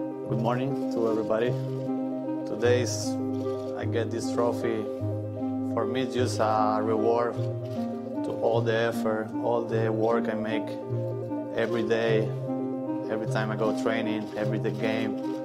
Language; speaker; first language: English; non-native, fluent; Spanish